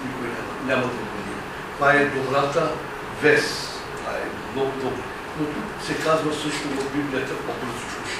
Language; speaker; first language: Bulgarian; non-native, local second language; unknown